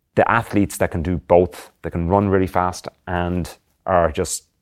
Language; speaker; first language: English; native; English